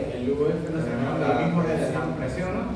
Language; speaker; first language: Spanish; native; Spanish